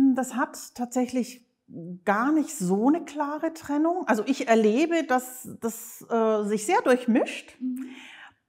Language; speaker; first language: German; native; German